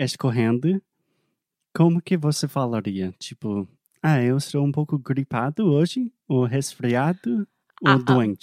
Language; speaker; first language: Portuguese; non-native, fluent; English